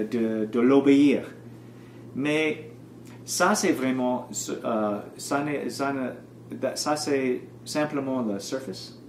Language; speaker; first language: French; non-native, learner; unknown